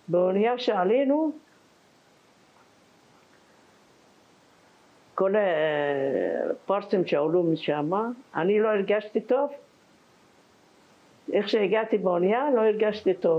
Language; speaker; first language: Hebrew; non-native, fluent; Persian